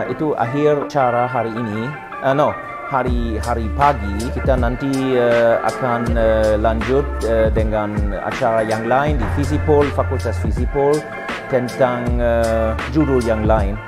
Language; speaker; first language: Indonesian; non-native, fluent; German